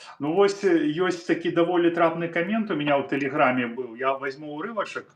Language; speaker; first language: Belarusian; native; Belarusian